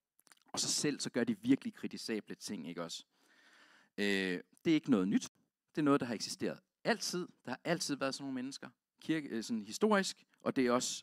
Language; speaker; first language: Danish; native; Danish